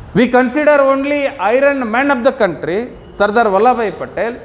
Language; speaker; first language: English; non-native, local second language; Kannada